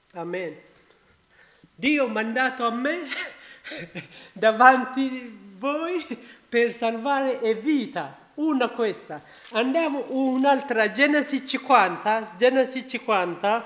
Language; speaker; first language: Italian; non-native, learner; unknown